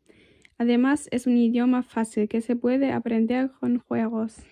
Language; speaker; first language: Spanish; non-native, learner; German